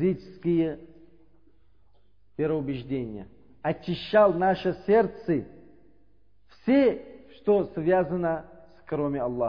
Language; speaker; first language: Russian; non-native, learner; Uzbek